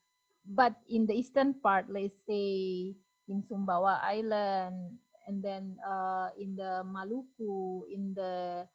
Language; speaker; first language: English; non-native, fluent; Indonesian